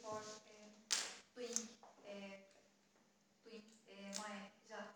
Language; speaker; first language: English; non-native, learner; Turkish